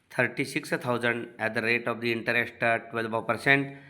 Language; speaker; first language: English; non-native, local second language; Marathi